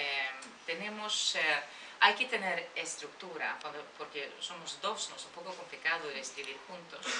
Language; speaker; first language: Spanish; non-native, fluent; Swedish